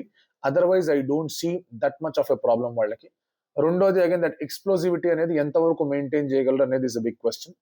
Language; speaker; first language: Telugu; native; Telugu